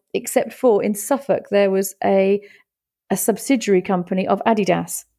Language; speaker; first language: English; native; English